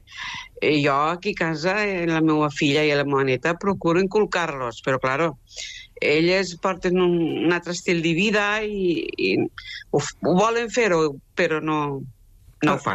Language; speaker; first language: Catalan; native; Catalan